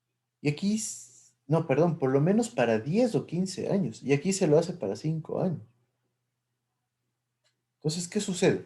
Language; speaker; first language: Spanish; native; Spanish